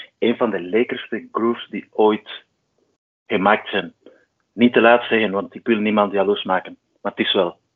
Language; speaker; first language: Dutch; non-native, fluent; Spanish